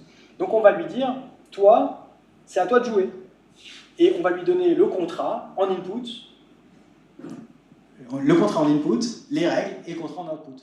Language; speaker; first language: French; native; French